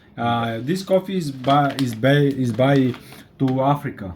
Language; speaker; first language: English; non-native, learner; Bulgarian